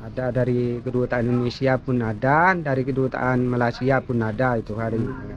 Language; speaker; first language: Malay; non-native, local second language; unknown